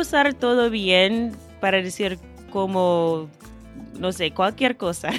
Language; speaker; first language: Spanish; non-native, fluent; English